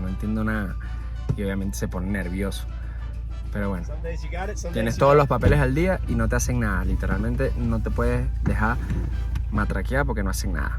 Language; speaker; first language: Spanish; native; Spanish